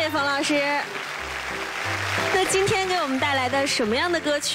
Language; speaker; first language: Chinese; native; Chinese